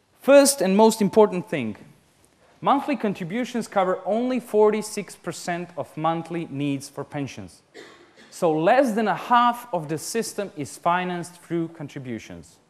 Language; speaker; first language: English; non-native, fluent; Serbian